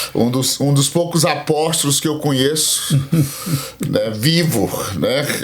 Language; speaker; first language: Portuguese; native; Portuguese